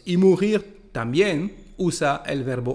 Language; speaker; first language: Spanish; non-native, fluent; French